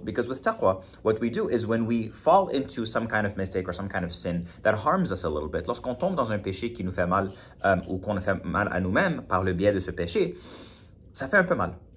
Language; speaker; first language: French; native; French